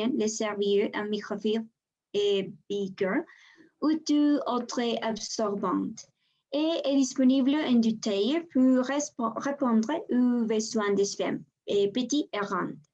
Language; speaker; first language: French; non-native, learner; Spanish